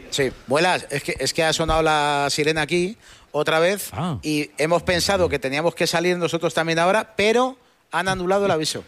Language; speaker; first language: Spanish; native; Spanish